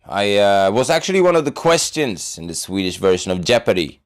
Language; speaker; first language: English; non-native, fluent; Swedish